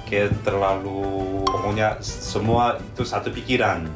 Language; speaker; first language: Indonesian; non-native, fluent; Korean